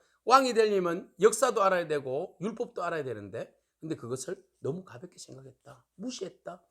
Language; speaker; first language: Korean; native; Korean